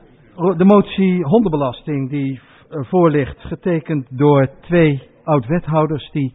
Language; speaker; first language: Dutch; native; Dutch